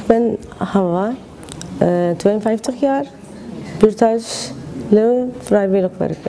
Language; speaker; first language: Dutch; non-native, learner; Turkish